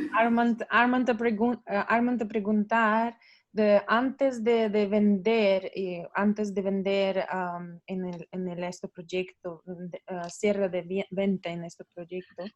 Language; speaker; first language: Spanish; non-native, learner; Russian